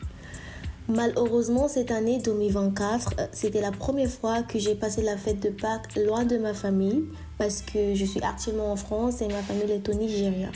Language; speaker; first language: French; non-native, fluent; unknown